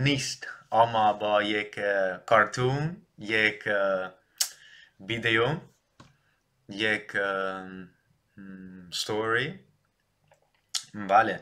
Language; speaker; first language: Persian; non-native, learner; Dutch